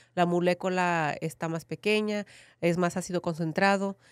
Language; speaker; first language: Spanish; early bilingual, heritage; Spanish